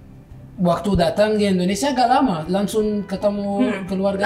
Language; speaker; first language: Indonesian; non-native, learner; Arabic